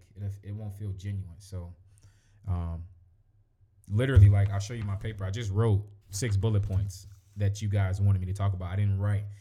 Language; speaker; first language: English; native; English